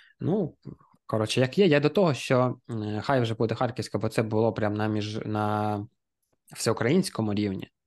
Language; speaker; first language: Ukrainian; non-native, local second language; Russian